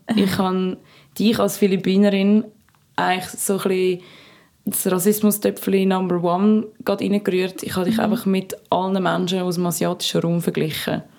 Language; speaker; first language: German; native; German